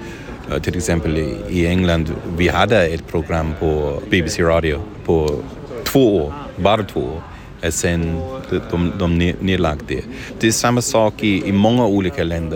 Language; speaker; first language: Swedish; non-native, fluent; English